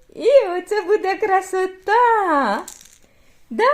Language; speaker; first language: Ukrainian; native; Ukrainian